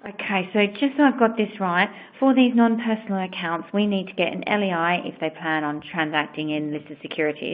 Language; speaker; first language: English; native; English